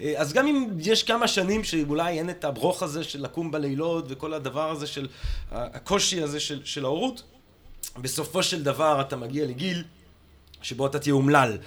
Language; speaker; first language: Hebrew; non-native, fluent; English